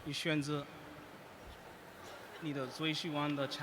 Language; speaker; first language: Chinese; non-native, learner; English